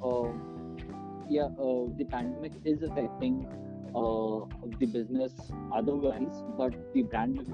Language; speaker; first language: English; non-native, local second language; Bangla